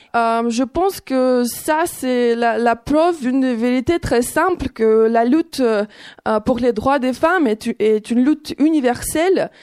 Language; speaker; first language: French; non-native, fluent; Ukrainian